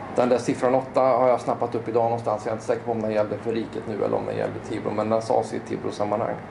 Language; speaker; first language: Swedish; native; Swedish